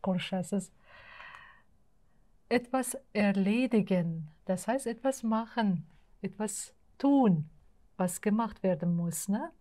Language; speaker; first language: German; non-native, fluent; Uzbek